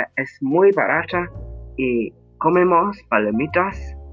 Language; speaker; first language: Spanish; non-native, learner; English